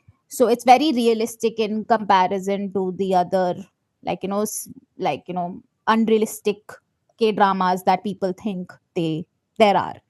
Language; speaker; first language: English; non-native, local second language; Malayalam